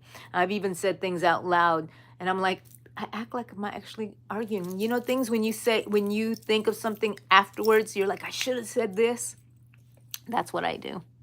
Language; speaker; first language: English; native; English